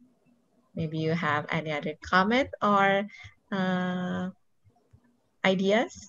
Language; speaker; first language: English; non-native, local second language; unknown